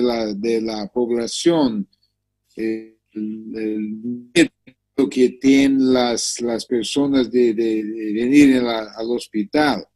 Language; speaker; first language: Spanish; non-native, learner; Portuguese